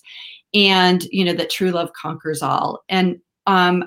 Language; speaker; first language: English; native; English